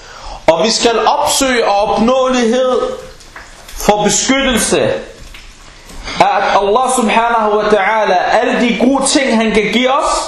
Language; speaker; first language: Danish; early bilingual, other home language; Arabic